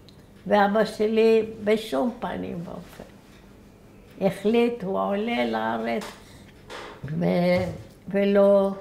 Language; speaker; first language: Hebrew; early bilingual, other home language; Arabic